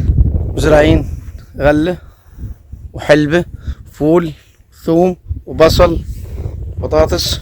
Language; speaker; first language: Arabic; native; Arabic